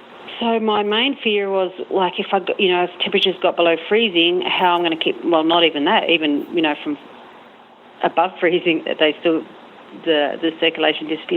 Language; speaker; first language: English; native; English